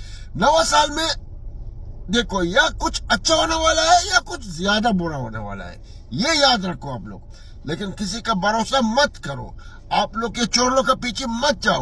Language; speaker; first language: Hindi; non-native, fluent; Arabic